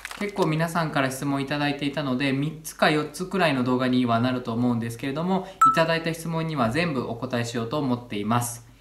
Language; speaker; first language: Japanese; native; Japanese